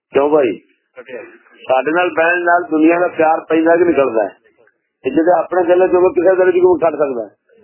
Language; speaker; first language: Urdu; non-native, local second language; Punjabi